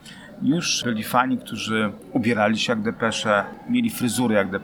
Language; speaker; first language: Polish; native; Polish